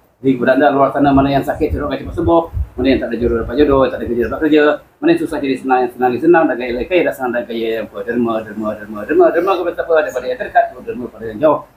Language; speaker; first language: Malay; native; Malay